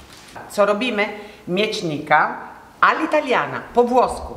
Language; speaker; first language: Polish; non-native, learner; Italian